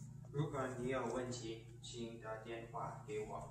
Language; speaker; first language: Chinese; non-native, learner; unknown